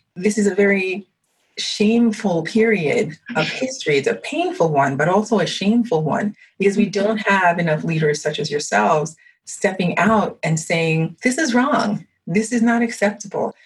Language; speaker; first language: English; early bilingual, other home language; French